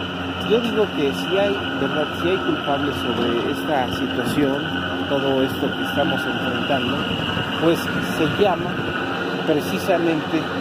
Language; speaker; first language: Spanish; native; Spanish